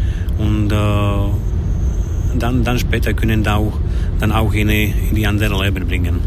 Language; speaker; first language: German; non-native, learner; Slovak